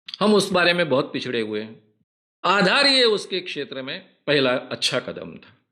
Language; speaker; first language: Hindi; non-native, local second language; Marathi